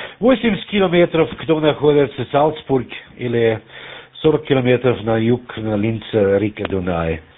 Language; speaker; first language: Russian; non-native, learner; German